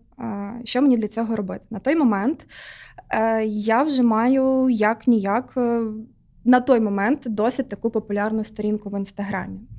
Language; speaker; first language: Ukrainian; non-native, local second language; Russian